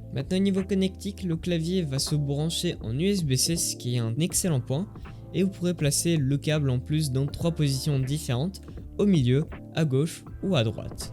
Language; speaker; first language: French; native; French